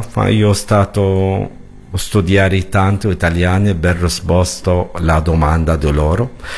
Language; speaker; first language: Italian; non-native, learner; Arabic